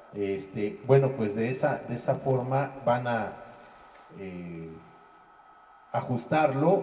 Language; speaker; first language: Spanish; native; Spanish